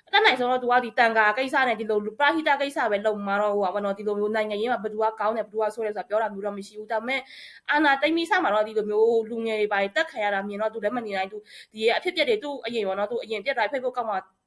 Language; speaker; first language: Burmese; non-native, local second language; Shan